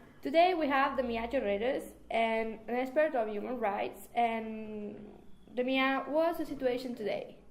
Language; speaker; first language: English; non-native, learner; Catalan